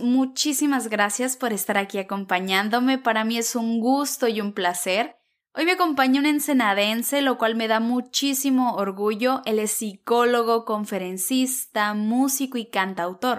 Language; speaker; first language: Spanish; native; Spanish